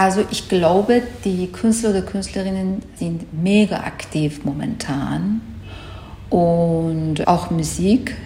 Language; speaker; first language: German; non-native, learner; Persian